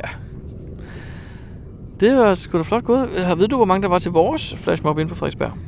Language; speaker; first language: Danish; native; Danish